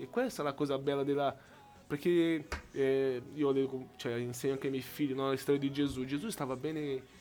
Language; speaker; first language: Italian; non-native, fluent; Portuguese